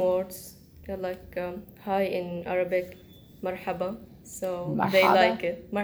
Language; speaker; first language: English; non-native, learner; Arabic